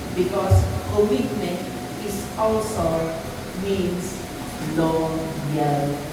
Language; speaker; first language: English; non-native, local second language; Filipino